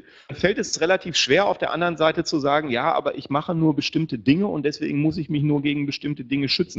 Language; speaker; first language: German; native; German